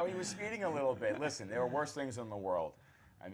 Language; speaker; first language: English; native; English